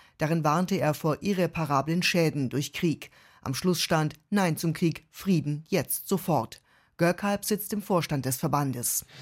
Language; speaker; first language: German; native; German